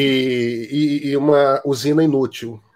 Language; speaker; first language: Portuguese; native; Portuguese